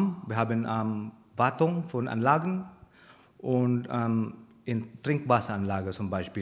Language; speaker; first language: German; non-native, learner; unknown